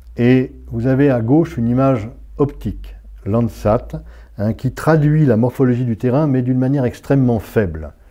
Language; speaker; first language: French; native; French